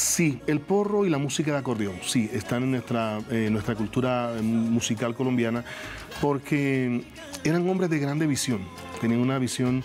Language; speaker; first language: Spanish; native; Spanish